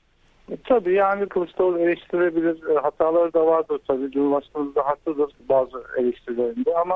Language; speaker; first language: Turkish; native; Turkish